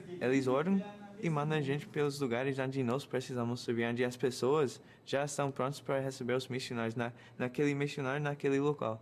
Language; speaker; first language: Portuguese; non-native, fluent; English